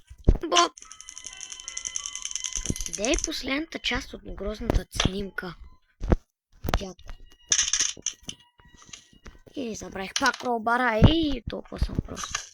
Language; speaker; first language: Bulgarian; native; Bulgarian